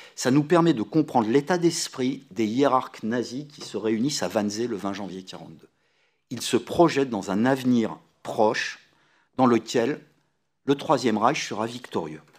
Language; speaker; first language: French; native; French